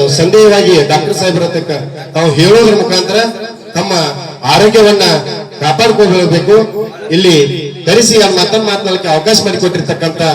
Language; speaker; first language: Kannada; native; Kannada